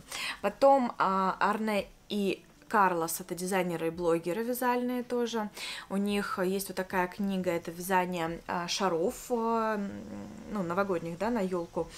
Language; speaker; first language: Russian; native; Russian